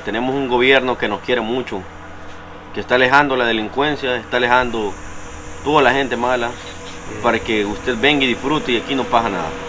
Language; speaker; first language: Spanish; native; Spanish